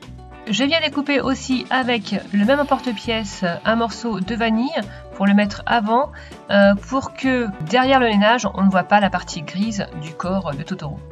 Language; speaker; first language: French; native; French